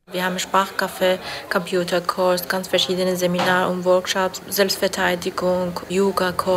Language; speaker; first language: German; non-native, learner; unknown